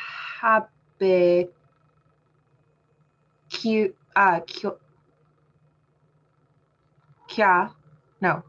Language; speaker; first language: Japanese; non-native, learner; English